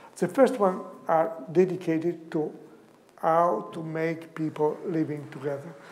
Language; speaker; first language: English; non-native, fluent; Italian